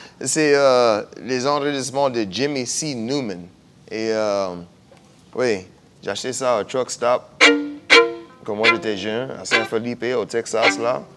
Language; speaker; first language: French; non-native, fluent; English